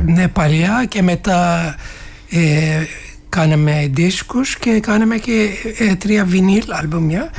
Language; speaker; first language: Greek; non-native, fluent; Turkish